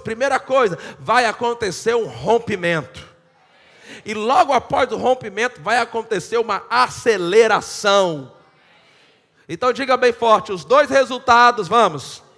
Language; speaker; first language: Portuguese; native; Portuguese